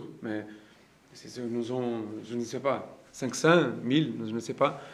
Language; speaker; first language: French; non-native, learner; Portuguese